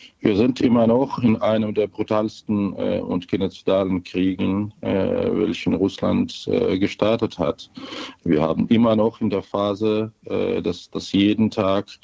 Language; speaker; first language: German; non-native, fluent; Ukrainian